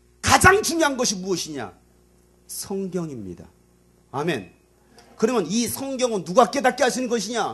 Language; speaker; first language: Korean; native; Korean